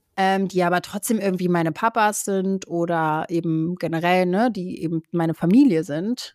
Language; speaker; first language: German; native; German